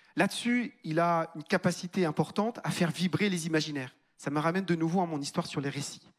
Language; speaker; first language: French; native; French